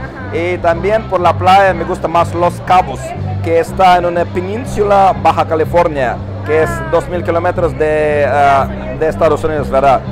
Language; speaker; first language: Spanish; non-native, fluent; Russian